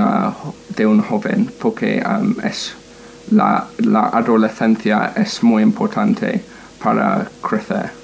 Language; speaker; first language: Spanish; non-native, learner; English